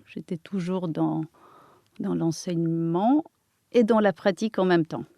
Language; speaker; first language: French; non-native, fluent; Polish